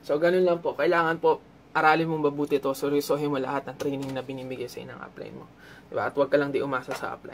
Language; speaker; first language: Filipino; native; Filipino